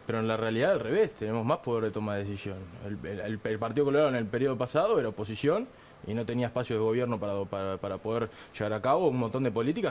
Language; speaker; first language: Spanish; native; Spanish